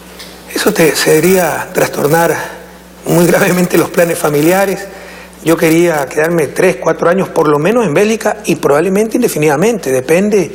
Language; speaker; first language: Spanish; native; Spanish